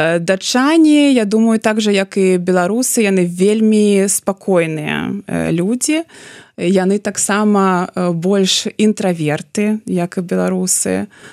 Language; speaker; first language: Belarusian; non-native, local second language; Russian